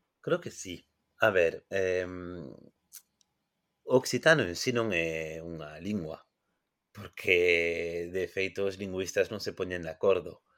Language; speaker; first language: Galician; non-native, fluent; French